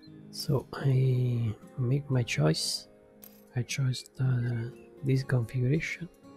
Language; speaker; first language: English; non-native, learner; Italian